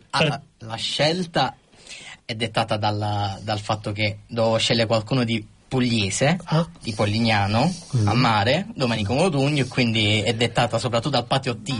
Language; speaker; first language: Italian; native; Italian